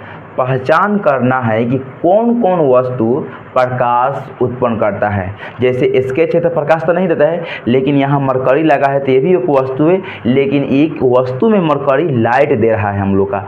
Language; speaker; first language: Hindi; native; Hindi